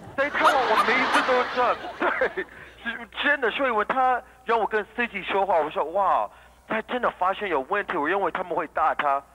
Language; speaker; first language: Chinese; non-native, learner; English